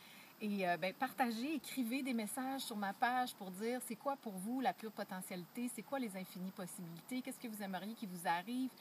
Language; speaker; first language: French; native; French